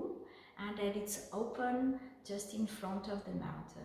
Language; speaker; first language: English; non-native, fluent; Portuguese